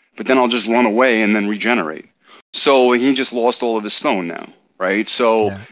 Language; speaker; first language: English; native; English